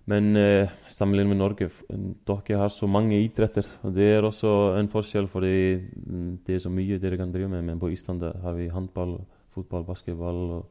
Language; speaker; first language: Norwegian; non-native, fluent; Icelandic